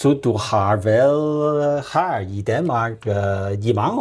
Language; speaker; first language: Danish; non-native, learner; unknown